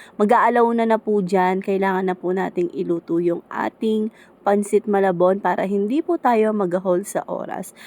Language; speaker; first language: Filipino; native; Filipino